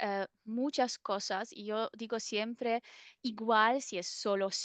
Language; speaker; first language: Spanish; non-native, fluent; German